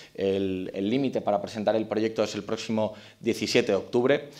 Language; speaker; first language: Spanish; native; Spanish